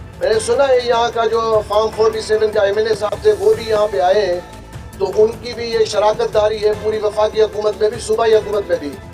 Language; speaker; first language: Urdu; non-native, local second language; Sindhi